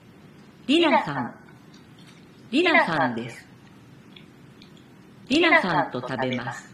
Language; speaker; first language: Japanese; non-native, learner; Indonesian